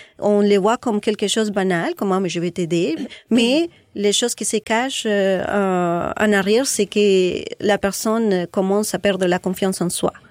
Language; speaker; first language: French; non-native, fluent; Spanish